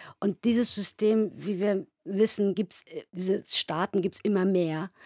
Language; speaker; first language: German; early bilingual, other home language; Turkish